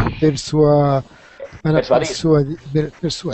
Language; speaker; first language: Spanish; non-native, learner; French